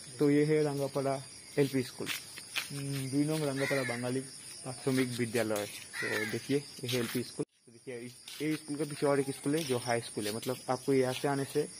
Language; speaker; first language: Hindi; non-native, local second language; Bangla